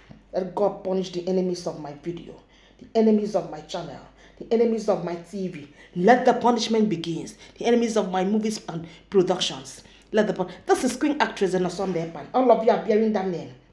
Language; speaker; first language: English; non-native, local second language; Ibibio